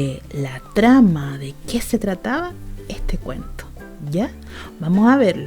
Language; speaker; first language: Spanish; native; Spanish